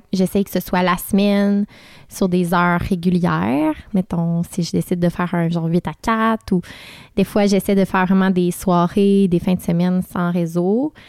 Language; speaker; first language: French; native; French